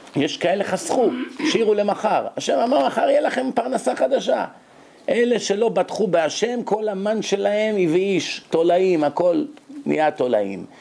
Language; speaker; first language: Hebrew; native; Hebrew